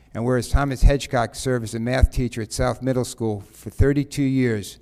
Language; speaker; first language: English; native; English